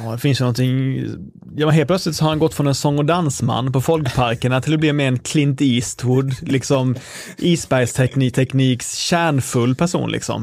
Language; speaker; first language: Swedish; native; Swedish